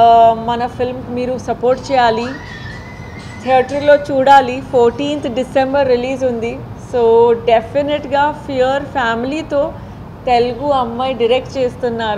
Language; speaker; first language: Telugu; non-native, fluent; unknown